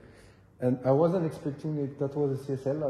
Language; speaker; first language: English; non-native, learner; French